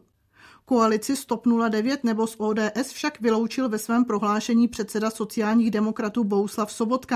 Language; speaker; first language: Czech; native; Czech